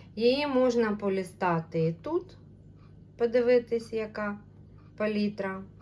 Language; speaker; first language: Ukrainian; non-native, local second language; Russian